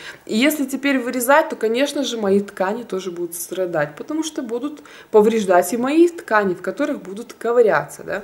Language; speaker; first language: Russian; native; Russian